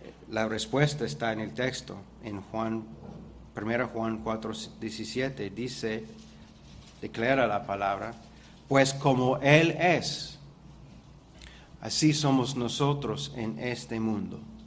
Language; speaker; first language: Spanish; non-native, fluent; English